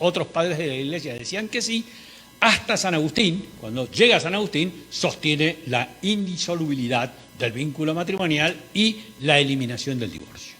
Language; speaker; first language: Spanish; native; Spanish